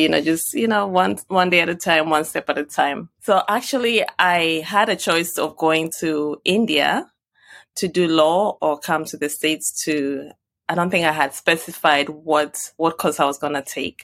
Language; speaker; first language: English; non-native, local second language; Swahili